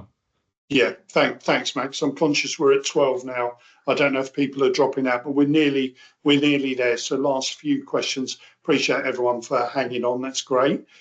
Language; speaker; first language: English; native; English